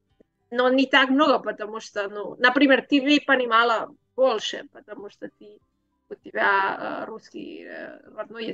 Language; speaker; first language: Russian; non-native, learner; Spanish